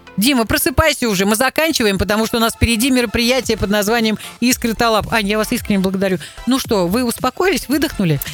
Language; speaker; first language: Russian; native; Russian